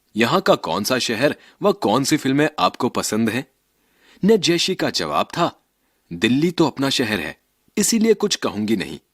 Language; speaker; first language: Hindi; native; Hindi